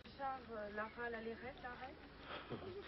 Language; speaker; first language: Hebrew; non-native, learner; French